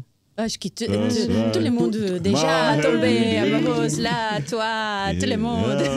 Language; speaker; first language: French; non-native, fluent; Portuguese